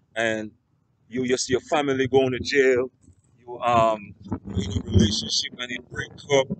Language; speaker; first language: English; native; English